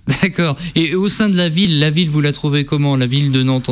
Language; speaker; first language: French; native; French